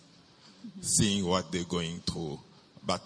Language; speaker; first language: English; non-native, fluent; French